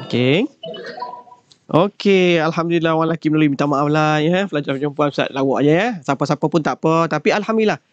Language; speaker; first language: Malay; native; Malay